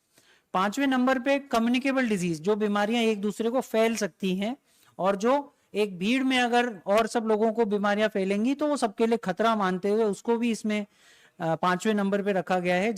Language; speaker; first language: Hindi; native; Hindi